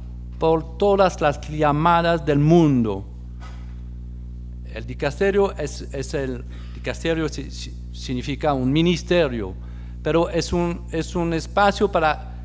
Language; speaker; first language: Spanish; non-native, fluent; French